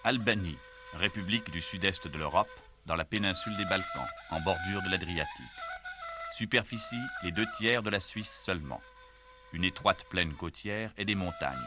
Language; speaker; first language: French; native; French